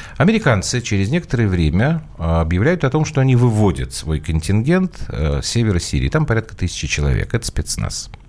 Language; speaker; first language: Russian; native; Russian